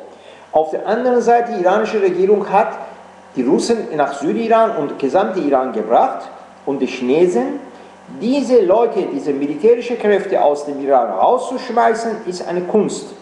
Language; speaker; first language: German; non-native, fluent; Persian